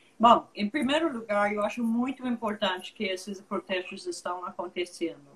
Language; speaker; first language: Portuguese; non-native, fluent; English